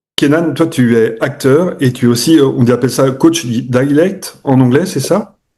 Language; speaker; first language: French; native; French